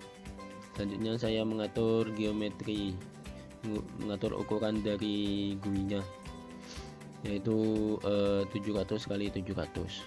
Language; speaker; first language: Indonesian; native; Indonesian